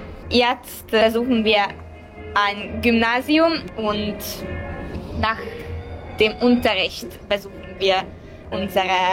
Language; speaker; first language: German; non-native, learner; Hungarian